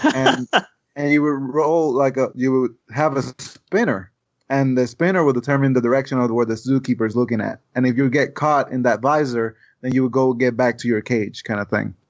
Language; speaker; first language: English; non-native, fluent; Spanish